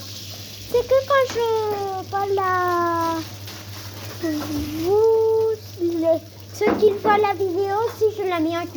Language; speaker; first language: French; non-native, learner; Spanish